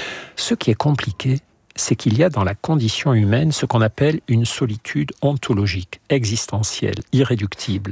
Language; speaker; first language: French; native; French